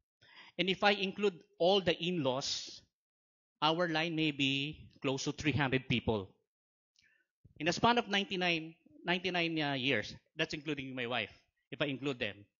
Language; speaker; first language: English; non-native, local second language; Filipino